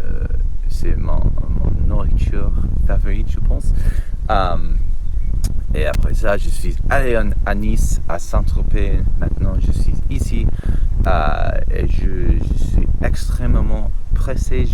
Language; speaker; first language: French; non-native, learner; English